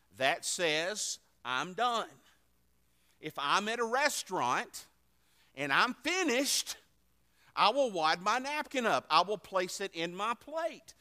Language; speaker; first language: English; native; English